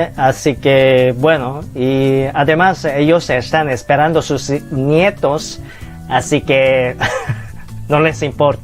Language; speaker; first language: Spanish; non-native, fluent; Korean